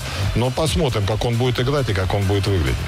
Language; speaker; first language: Russian; native; Russian